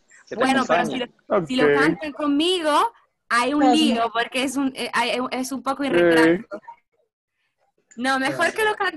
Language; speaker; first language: Spanish; non-native, fluent; Italian